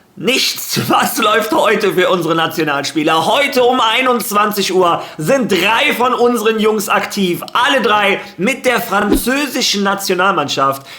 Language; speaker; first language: German; early bilingual, other home language; Spanish